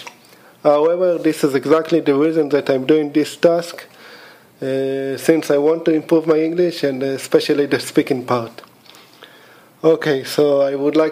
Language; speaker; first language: English; non-native, fluent; Hebrew